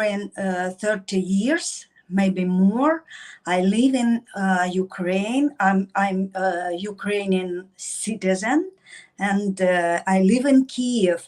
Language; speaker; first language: English; non-native, learner; Russian